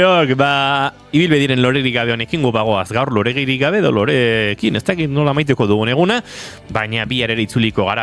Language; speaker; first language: Basque; native; Basque